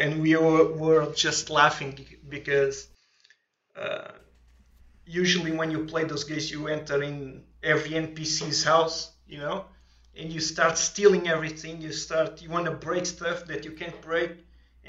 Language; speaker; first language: English; non-native, fluent; Portuguese